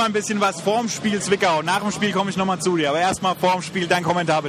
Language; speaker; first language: German; native; German